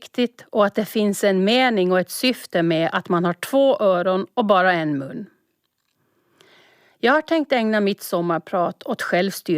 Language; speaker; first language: Swedish; native; Swedish